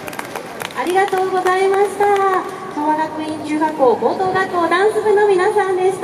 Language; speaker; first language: Japanese; native; Japanese